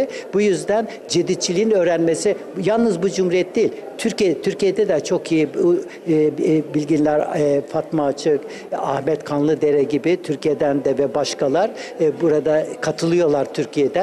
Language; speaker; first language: Turkish; early bilingual, other home language; Uzbek